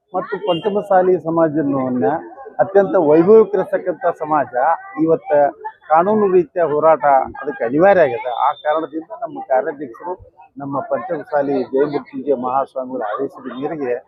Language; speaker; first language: Kannada; native; Kannada